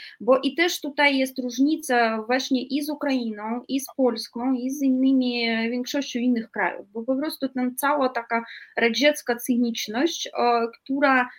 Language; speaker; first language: Polish; non-native, fluent; Russian